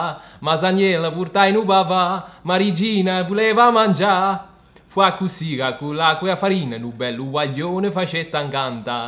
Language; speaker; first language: Italian; non-native, fluent; German